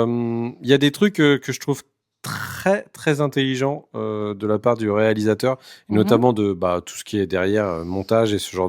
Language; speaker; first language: French; native; French